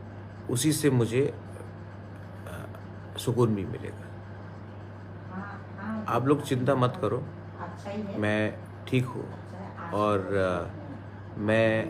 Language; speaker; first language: Hindi; non-native, local second language; Kok Borok